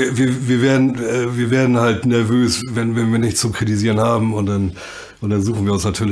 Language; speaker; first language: German; native; German